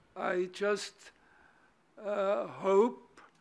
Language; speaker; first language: English; non-native, fluent; German